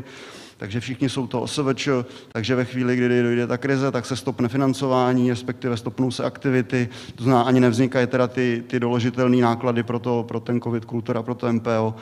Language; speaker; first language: Czech; native; Czech